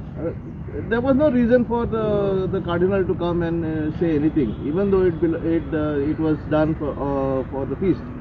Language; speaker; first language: English; non-native, local second language; Konkani